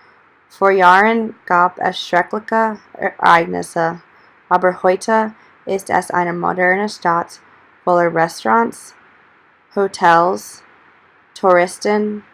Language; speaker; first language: German; non-native, learner; English